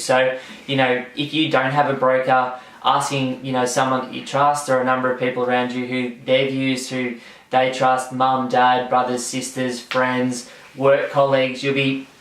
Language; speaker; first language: English; native; English